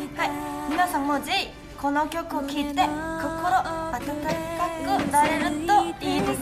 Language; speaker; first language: Japanese; non-native, learner; Korean